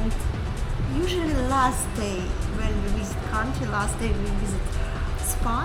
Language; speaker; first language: English; non-native, learner; Russian